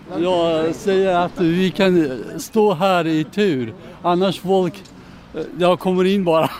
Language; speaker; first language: Swedish; non-native, learner; Persian